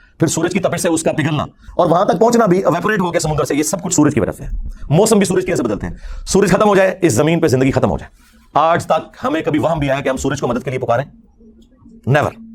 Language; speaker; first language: Urdu; non-native, local second language; Punjabi